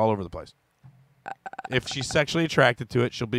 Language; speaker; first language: English; native; English